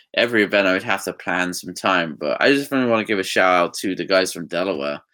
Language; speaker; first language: English; native; English